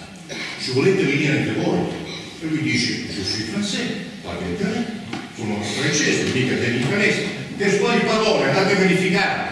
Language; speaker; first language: Italian; native; Italian